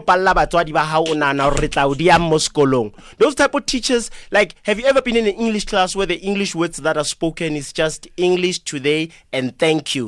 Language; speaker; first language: English; non-native, local second language; South Ndebele